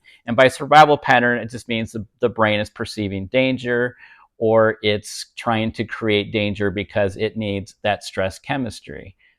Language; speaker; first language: English; native; English